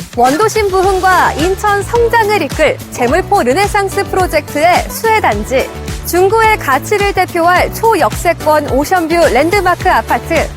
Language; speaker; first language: Korean; native; Korean